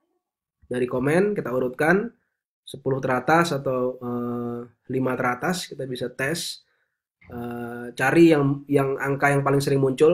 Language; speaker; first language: Indonesian; native; Indonesian